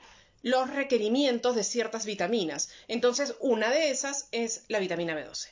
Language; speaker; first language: Spanish; native; Spanish